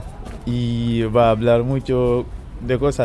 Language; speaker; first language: Spanish; non-native, learner; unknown